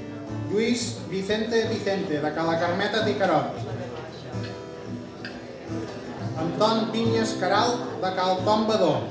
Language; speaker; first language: Catalan; native; Catalan